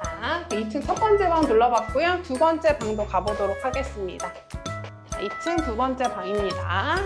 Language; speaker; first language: Korean; native; Korean